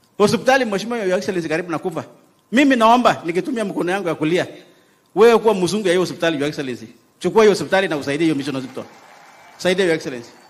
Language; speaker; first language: Swahili; non-native, local second language; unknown